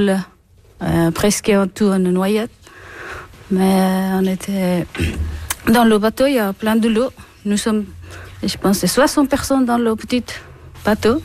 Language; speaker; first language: French; non-native, learner; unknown